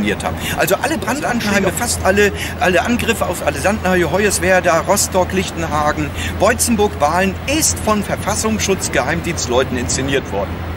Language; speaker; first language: German; native; German